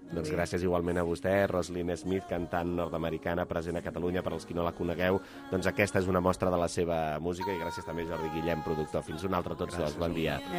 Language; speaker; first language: Catalan; native; Catalan